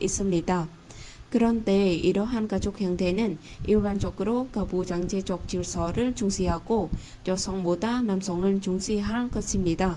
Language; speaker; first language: Korean; non-native, fluent; Vietnamese